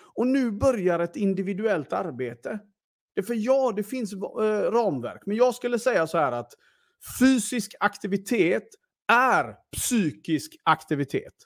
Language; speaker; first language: Swedish; early bilingual, other home language; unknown